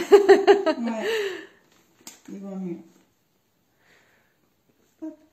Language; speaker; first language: French; non-native, fluent; Japanese